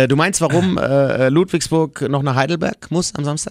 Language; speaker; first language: German; native; German